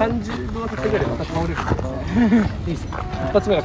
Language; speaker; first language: Japanese; native; Japanese